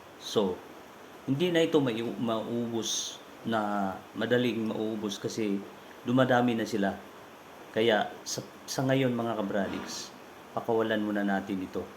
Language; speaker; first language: Filipino; native; Filipino